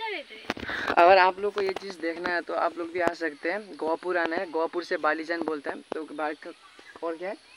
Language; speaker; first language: Hindi; non-native, local second language; Nepali